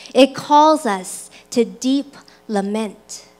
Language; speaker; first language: English; early bilingual, other home language; Chinese